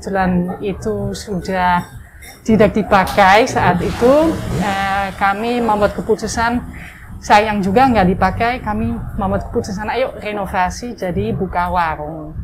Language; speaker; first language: Indonesian; non-native, fluent; Dutch